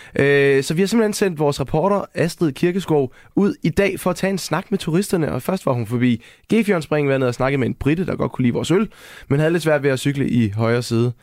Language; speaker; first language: Danish; native; Danish